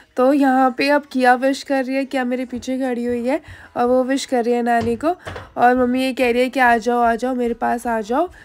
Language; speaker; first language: Hindi; native; Hindi